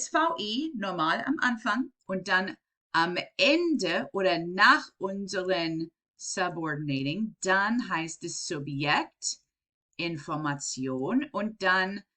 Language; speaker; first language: German; non-native, fluent; English